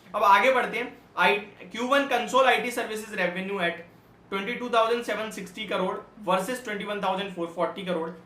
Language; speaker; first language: Hindi; native; Hindi